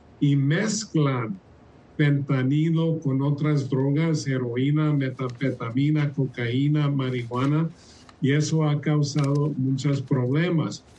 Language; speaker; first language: Spanish; early bilingual, heritage; Spanish